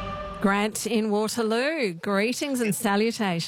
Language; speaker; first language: English; native; English